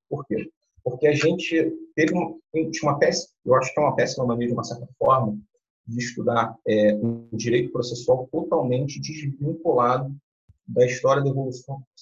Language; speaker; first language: Portuguese; native; Portuguese